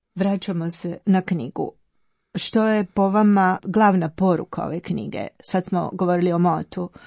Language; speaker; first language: Croatian; native; Croatian